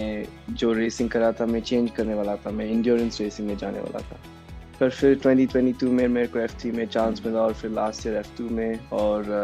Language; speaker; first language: Hindi; non-native, local second language; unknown